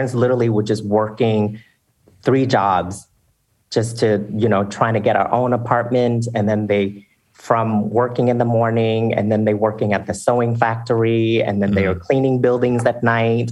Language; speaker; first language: English; non-native, fluent; Vietnamese